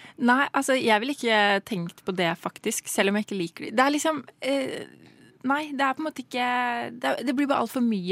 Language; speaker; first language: Norwegian; native; Norwegian